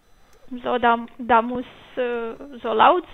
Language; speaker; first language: German; non-native, fluent; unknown